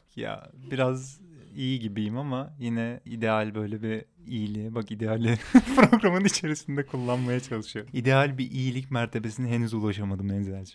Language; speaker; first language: Turkish; native; Turkish